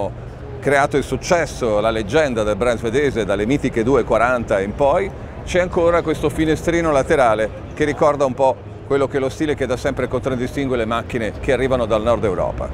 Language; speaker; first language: Italian; native; Italian